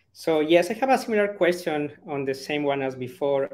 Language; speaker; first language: English; non-native, fluent; Spanish